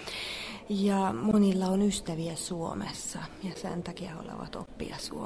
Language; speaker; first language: Finnish; non-native, fluent; Hungarian